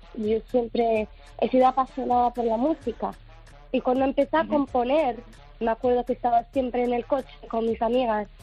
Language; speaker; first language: Spanish; non-native, fluent; Arabic